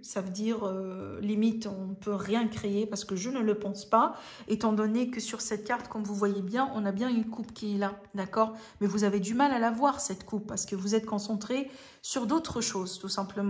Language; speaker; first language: French; native; French